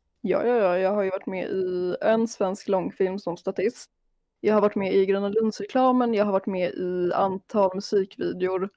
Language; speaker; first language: Swedish; native; Swedish